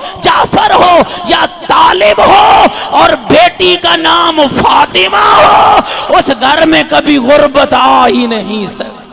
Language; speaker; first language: Urdu; native; Urdu